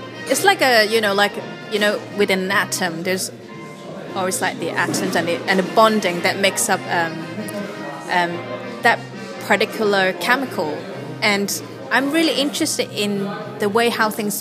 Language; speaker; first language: English; non-native, local second language; Cantonese